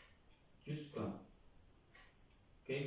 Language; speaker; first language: French; non-native, fluent; Spanish